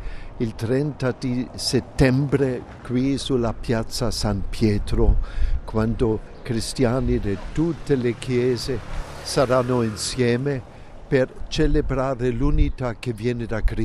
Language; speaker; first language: Italian; non-native, fluent; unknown